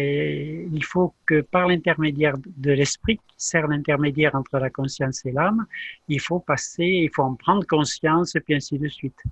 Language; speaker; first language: French; native; French